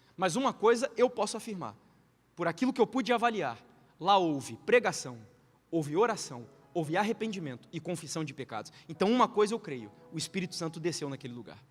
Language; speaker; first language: Portuguese; native; Portuguese